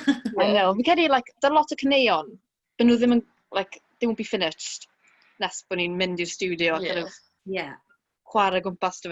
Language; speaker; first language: Welsh; native; Welsh